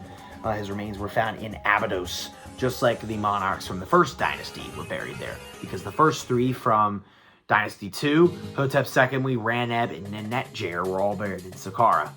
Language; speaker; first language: English; native; English